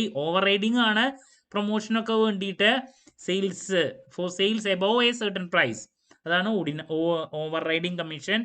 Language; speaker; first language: Malayalam; native; Malayalam